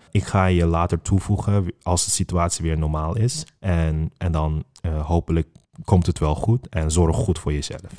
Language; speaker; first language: Dutch; non-native, fluent; Uyghur